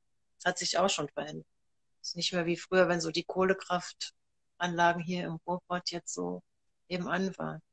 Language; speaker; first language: German; native; German